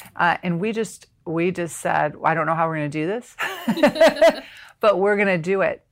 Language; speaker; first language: English; native; English